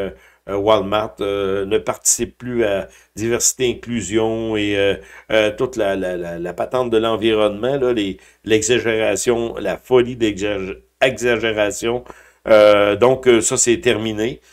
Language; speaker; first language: French; native; French